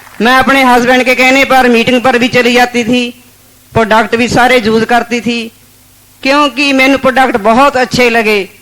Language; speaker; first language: Hindi; non-native, local second language; Punjabi